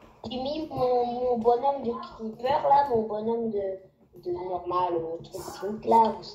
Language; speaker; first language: French; native; French